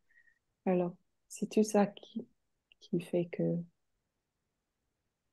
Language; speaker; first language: French; non-native, fluent; English